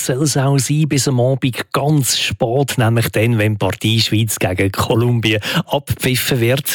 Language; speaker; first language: German; native; German